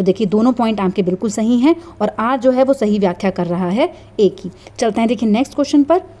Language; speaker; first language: Hindi; native; Hindi